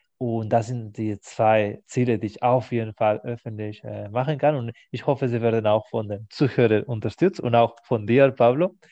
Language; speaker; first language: German; non-native, fluent; Spanish